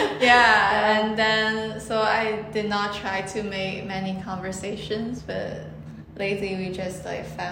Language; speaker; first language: English; non-native, fluent; Chinese